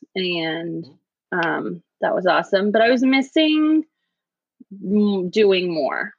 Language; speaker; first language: English; native; English